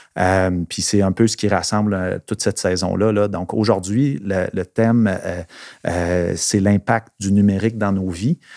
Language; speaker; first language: French; native; French